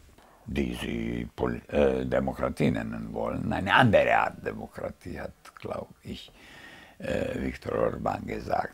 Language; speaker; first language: German; non-native, fluent; Hungarian